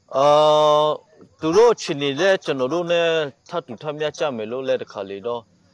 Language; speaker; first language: Burmese; non-native, local second language; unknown